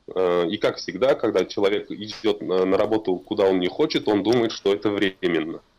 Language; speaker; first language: Russian; non-native, local second language; Tatar